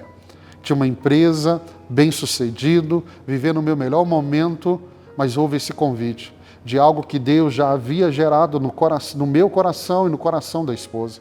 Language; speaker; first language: Portuguese; native; Portuguese